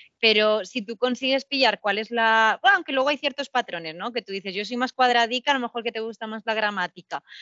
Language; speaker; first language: Spanish; native; Spanish